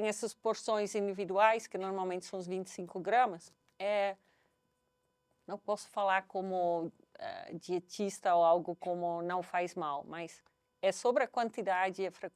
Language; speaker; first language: Portuguese; non-native, fluent; Dutch